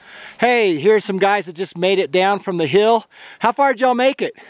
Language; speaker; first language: English; native; English